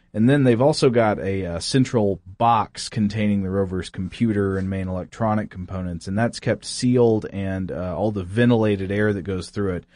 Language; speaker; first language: English; native; English